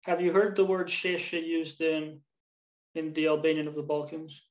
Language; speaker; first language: English; early bilingual, other home language; Albanian